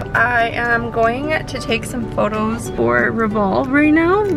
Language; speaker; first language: English; native; English